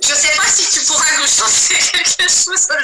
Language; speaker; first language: French; non-native, fluent; Azerbaijani